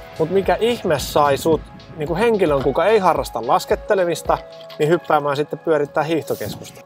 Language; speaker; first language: Finnish; native; Finnish